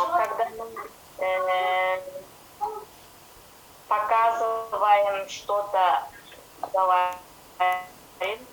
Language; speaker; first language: Russian; non-native, learner; Kyrgyz